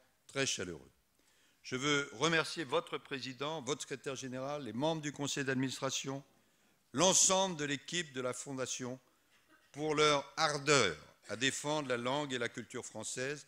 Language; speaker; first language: French; native; French